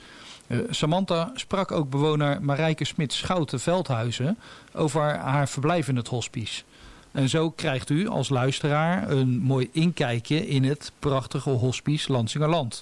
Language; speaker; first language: Dutch; native; Dutch